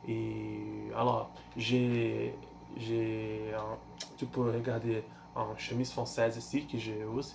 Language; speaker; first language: French; non-native, learner; Portuguese